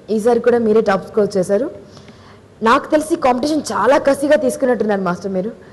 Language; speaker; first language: Telugu; native; Telugu